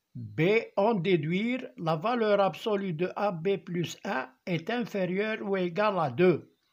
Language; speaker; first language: French; non-native, local second language; Arabic